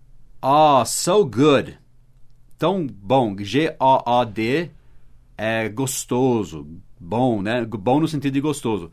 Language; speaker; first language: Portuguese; early bilingual, other home language; English